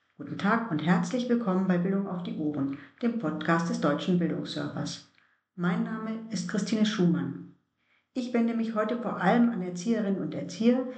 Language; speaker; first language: German; native; German